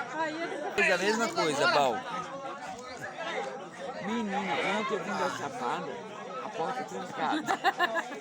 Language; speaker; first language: Portuguese; native; Portuguese